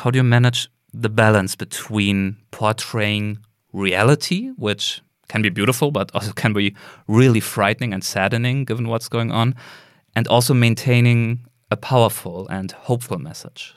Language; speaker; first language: English; non-native, fluent; German